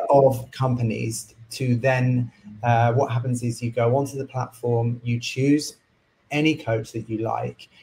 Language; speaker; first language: English; native; English